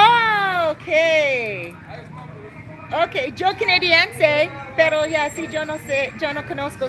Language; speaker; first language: Spanish; non-native, learner; English